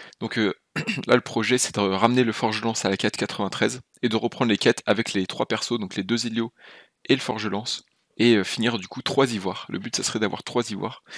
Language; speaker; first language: French; native; French